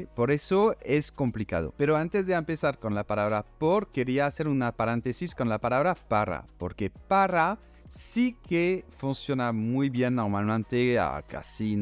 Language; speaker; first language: Spanish; non-native, fluent; French